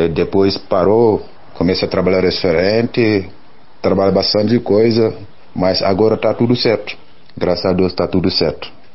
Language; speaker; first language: Portuguese; non-native, learner; Wolof